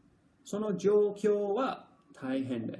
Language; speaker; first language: Japanese; non-native, fluent; English